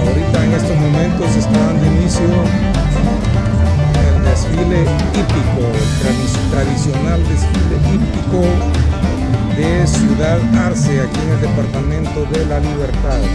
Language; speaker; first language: Spanish; native; Spanish